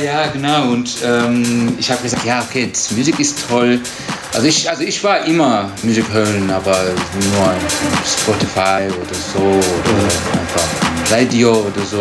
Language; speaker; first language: German; non-native, learner; Turkish